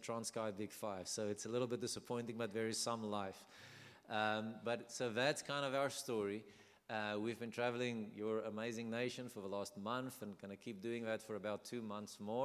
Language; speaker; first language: English; non-native, local second language; Afrikaans